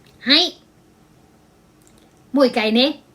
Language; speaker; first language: Japanese; non-native, fluent; Thai